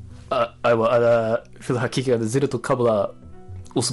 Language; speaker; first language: Arabic; non-native, learner; Japanese